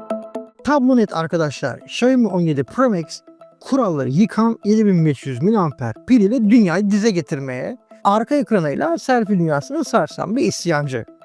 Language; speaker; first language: Turkish; native; Turkish